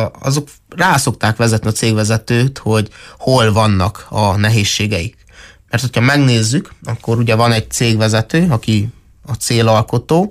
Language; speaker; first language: Hungarian; native; Hungarian